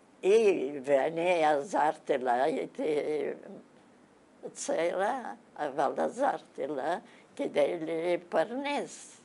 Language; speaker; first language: Hebrew; non-native, fluent; Bulgarian